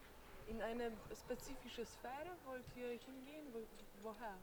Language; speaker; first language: German; non-native, learner; Polish